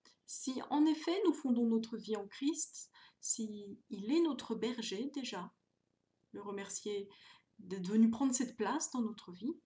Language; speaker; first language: French; native; French